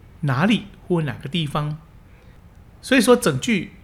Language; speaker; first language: Chinese; early bilingual, heritage; Chinese